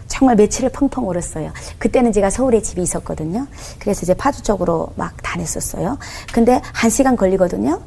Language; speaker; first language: Korean; native; Korean